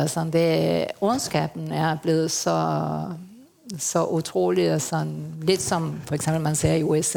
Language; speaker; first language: Danish; early bilingual, heritage; Spanish